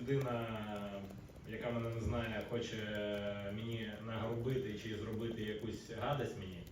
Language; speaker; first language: Ukrainian; non-native, local second language; Russian